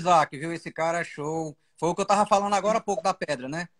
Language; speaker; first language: Portuguese; native; Portuguese